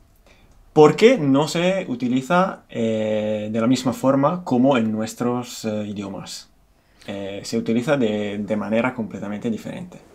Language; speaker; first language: Spanish; non-native, fluent; Romanian